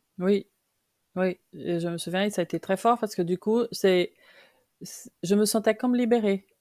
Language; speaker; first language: French; non-native, fluent; Portuguese